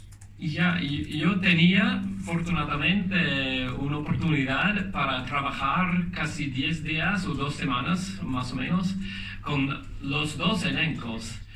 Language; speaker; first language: Spanish; non-native, learner; English